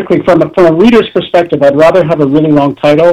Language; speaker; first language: English; native; English